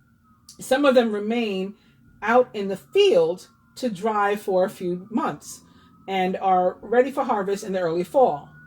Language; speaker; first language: English; native; English